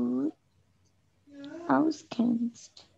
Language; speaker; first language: German; non-native, learner; Urdu